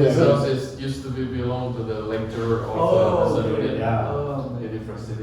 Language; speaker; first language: English; non-native, learner; Indonesian